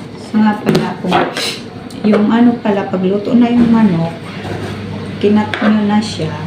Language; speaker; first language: Filipino; non-native, local second language; Cebuano